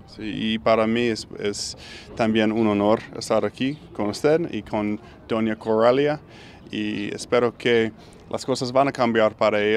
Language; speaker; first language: Spanish; non-native, fluent; English